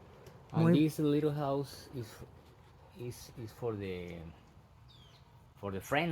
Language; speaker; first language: English; non-native, learner; Spanish